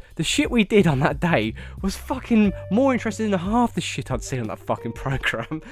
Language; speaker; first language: English; native; English